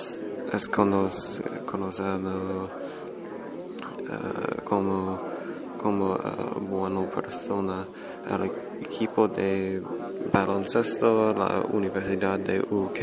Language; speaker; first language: Spanish; non-native, learner; English